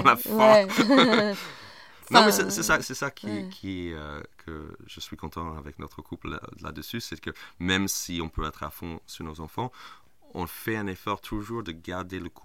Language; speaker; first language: French; non-native, fluent; English